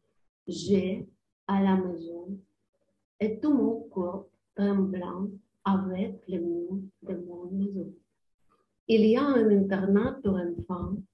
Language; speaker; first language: French; non-native, learner; Ukrainian